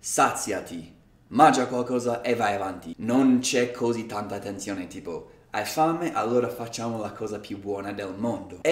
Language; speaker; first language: Italian; non-native, fluent; English